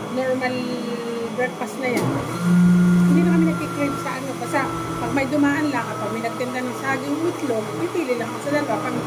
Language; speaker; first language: Filipino; native; Filipino